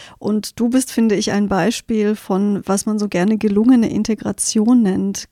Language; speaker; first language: German; native; German